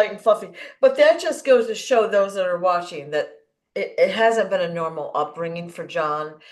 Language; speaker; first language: English; native; English